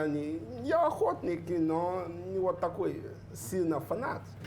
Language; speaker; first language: Russian; non-native, learner; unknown